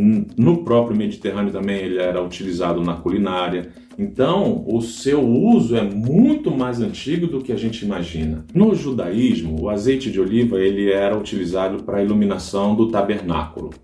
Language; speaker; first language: Portuguese; native; Portuguese